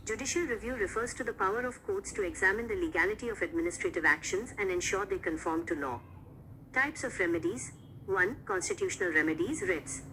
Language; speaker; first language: English; non-native, local second language; Marathi